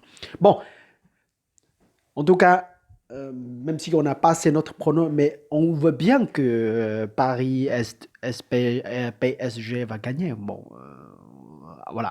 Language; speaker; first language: French; non-native, learner; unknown